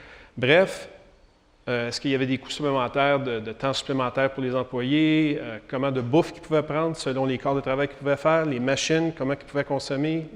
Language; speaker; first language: French; native; French